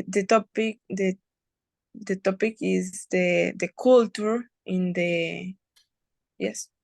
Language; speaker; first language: English; non-native, learner; Spanish